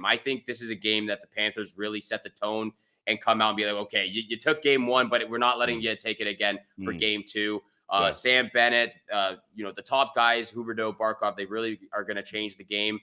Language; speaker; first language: English; native; English